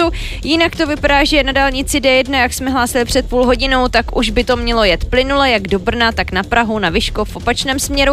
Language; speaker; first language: Czech; native; Czech